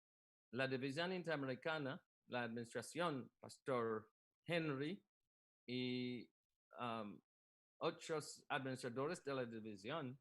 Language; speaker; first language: Spanish; non-native, learner; English